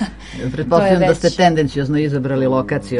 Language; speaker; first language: Serbian; native; Serbian